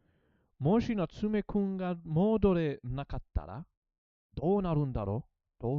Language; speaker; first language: Japanese; non-native, learner; English